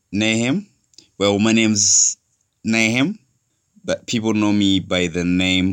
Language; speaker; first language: English; non-native, local second language; Nyanja